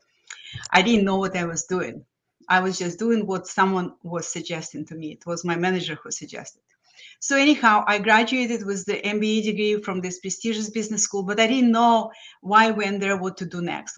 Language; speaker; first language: English; non-native, fluent; Lithuanian